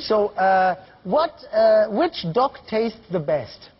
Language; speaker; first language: English; non-native, fluent; German